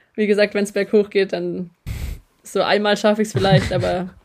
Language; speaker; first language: German; native; German